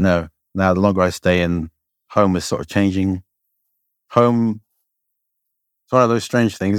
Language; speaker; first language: English; native; English